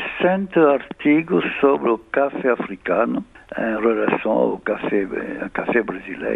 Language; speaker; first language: Portuguese; non-native, fluent; French